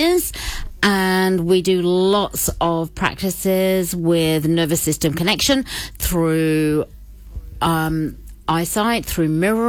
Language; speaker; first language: English; native; English